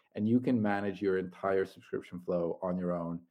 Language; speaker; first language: English; non-native, fluent; Italian